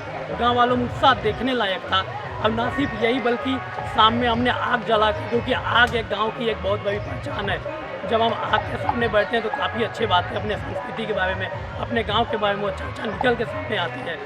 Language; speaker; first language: Hindi; native; Hindi